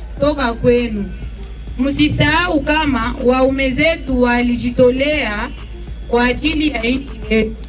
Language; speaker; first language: Swahili; native; Swahili